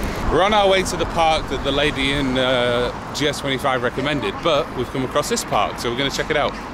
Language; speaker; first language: English; native; English